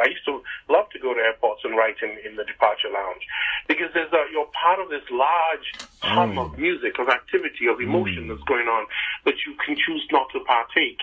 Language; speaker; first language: English; non-native, local second language; Igbo